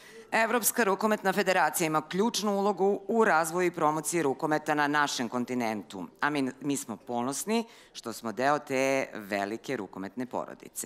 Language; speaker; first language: Serbian; native; Serbian